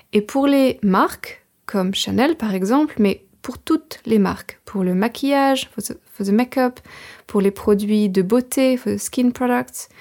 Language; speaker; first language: French; native; French